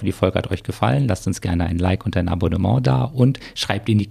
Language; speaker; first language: German; native; German